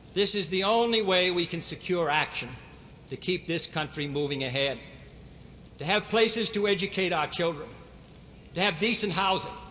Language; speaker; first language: English; native; English